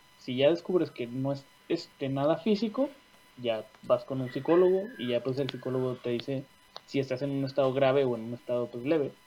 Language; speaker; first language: Spanish; native; Spanish